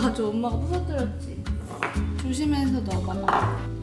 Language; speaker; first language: Korean; native; Korean